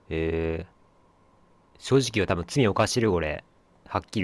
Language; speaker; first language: Japanese; native; Japanese